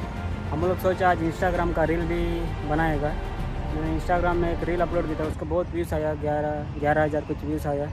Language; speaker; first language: Hindi; non-native, local second language; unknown